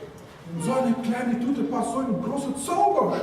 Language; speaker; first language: German; non-native, fluent; Russian